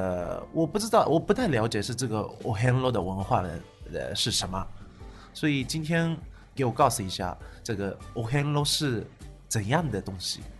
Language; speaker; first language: Chinese; non-native, fluent; Japanese